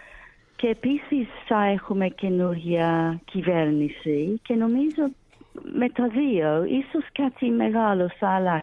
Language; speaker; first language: Greek; non-native, learner; English